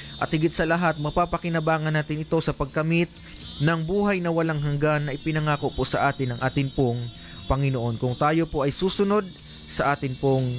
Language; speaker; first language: Filipino; non-native, local second language; Bikol